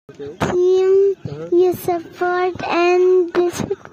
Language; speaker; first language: English; non-native, learner; Persian